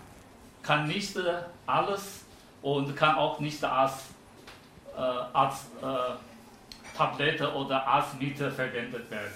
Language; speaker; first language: German; non-native, fluent; Chinese